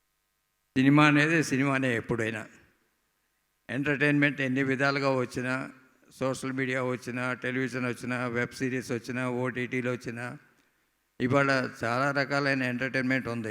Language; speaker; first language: Telugu; native; Telugu